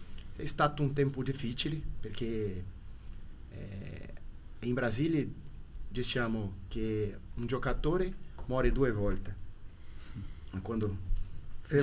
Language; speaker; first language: Italian; non-native, learner; Portuguese